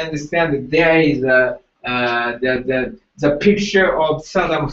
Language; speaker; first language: English; non-native, learner; Japanese